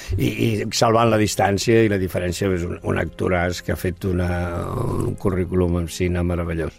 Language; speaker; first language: Catalan; non-native, local second language; Spanish